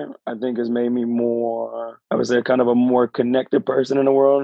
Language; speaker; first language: English; native; English